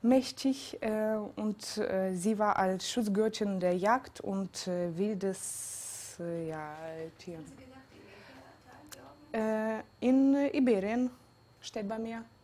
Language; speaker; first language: German; non-native, fluent; Georgian